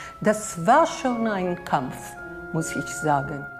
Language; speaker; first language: German; non-native, fluent; Hebrew